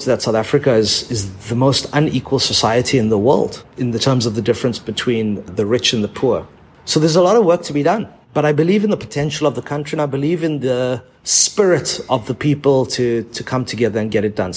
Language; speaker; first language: English; native; English